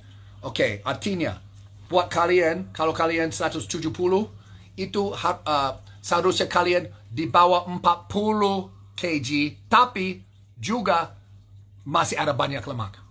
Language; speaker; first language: Indonesian; non-native, learner; English